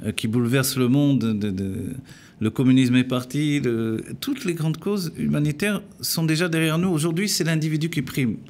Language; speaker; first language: French; native; French